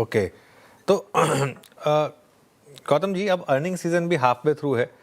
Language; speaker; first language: Hindi; native; Hindi